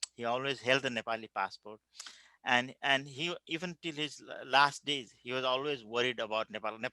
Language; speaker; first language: English; non-native, local second language; Nepali